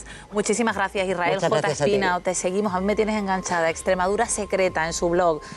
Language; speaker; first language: Spanish; native; Spanish